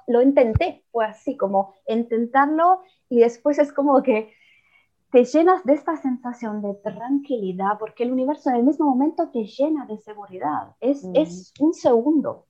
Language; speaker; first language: Spanish; non-native, fluent; Italian